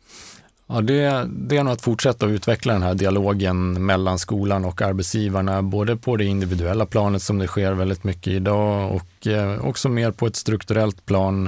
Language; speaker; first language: Swedish; native; Swedish